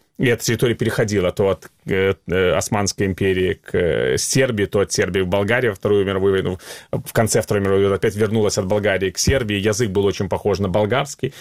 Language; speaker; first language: Russian; native; Russian